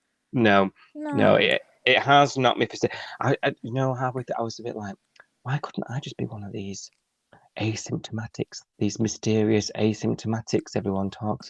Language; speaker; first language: English; native; English